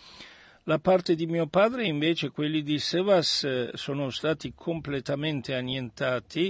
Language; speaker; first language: Italian; early bilingual, other home language; Armenian